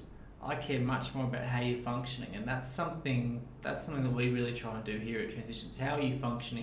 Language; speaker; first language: English; native; English